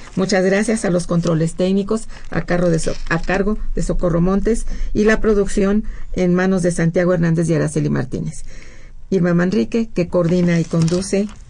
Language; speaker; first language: Spanish; native; Spanish